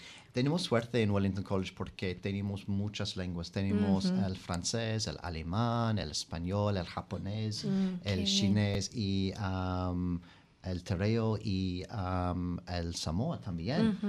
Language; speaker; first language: Spanish; non-native, fluent; English